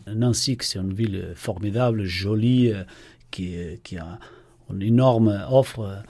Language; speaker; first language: French; non-native, fluent; Portuguese